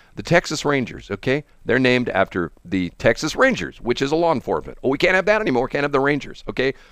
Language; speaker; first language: English; early bilingual, other home language; German